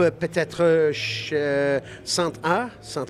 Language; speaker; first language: French; non-native, learner; English